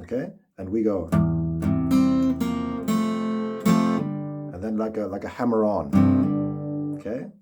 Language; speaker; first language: English; non-native, fluent; German